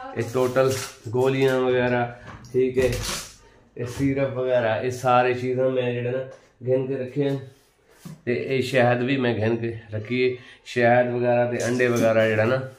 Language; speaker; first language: Punjabi; non-native, local second language; Saraiki